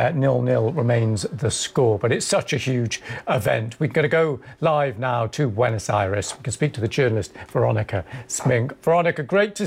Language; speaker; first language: English; native; English